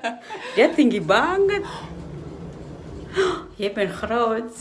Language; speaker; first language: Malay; non-native, local second language; Sundanese